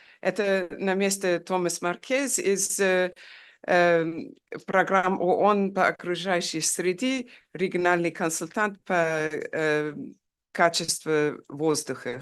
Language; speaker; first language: Russian; non-native, fluent; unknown